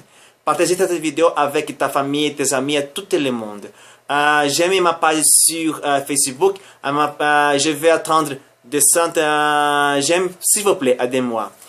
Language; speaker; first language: French; non-native, learner; Spanish